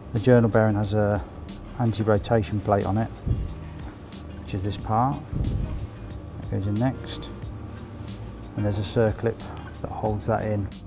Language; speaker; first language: English; native; English